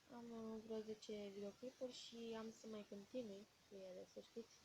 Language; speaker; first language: Romanian; native; Romanian